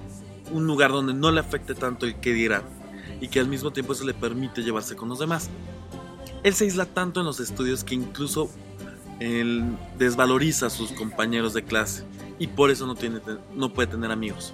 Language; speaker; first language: Spanish; native; Spanish